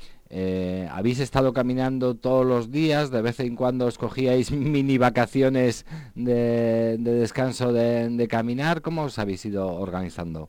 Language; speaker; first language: Spanish; native; Spanish